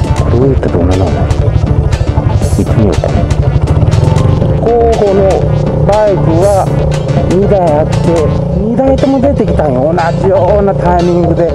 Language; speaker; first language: Japanese; native; Japanese